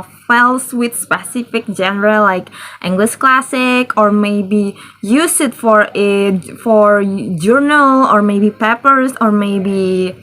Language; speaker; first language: English; non-native, learner; Indonesian